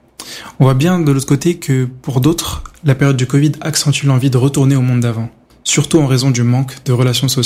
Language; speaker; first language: French; native; French